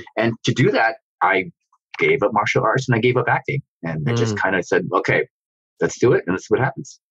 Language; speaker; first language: English; native; English